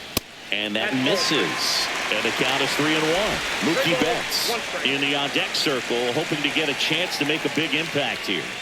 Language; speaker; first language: English; native; English